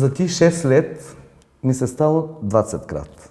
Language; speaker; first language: Czech; non-native, fluent; Bulgarian